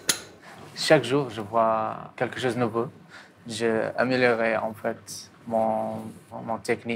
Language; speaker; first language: French; non-native, learner; Arabic